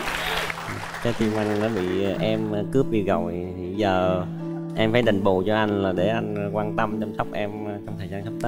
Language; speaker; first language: Vietnamese; native; Vietnamese